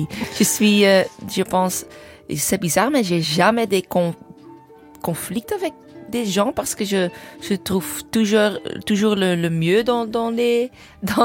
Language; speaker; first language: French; non-native, learner; English